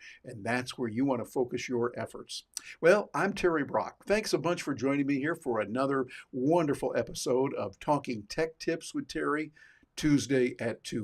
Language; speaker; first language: English; native; English